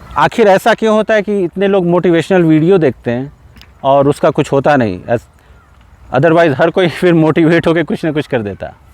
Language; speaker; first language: Hindi; native; Hindi